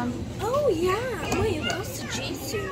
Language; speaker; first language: Portuguese; early bilingual, heritage; Portuguese